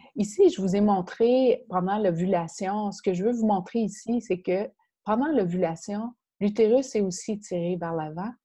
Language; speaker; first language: French; native; French